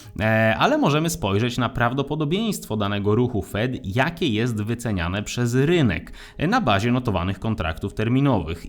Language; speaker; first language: Polish; native; Polish